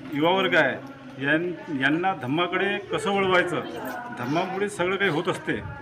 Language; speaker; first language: Marathi; native; Marathi